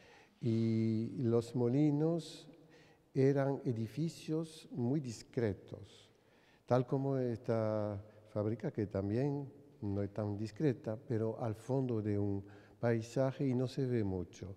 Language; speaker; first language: Spanish; non-native, fluent; French